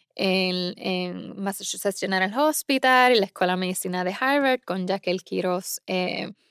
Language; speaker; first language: Spanish; native; Spanish